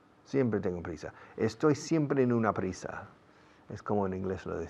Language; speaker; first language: Spanish; non-native, fluent; English